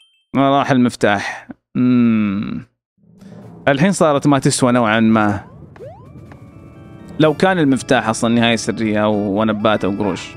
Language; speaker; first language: Arabic; native; Arabic